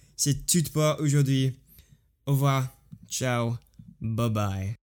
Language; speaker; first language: French; non-native, learner; English